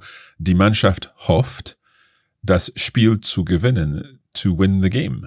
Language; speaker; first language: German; non-native, learner; English